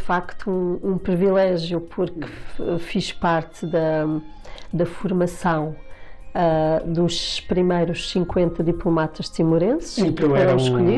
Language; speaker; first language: Portuguese; native; Portuguese